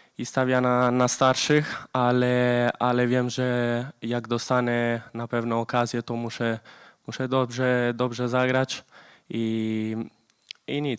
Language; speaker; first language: Polish; early bilingual, heritage; Polish